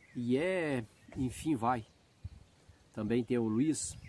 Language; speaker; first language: Portuguese; native; Portuguese